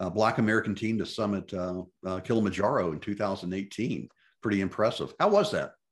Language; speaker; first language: English; native; English